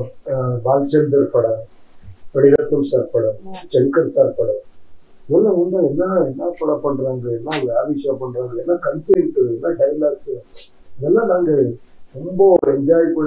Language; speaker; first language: Tamil; non-native, learner; Kannada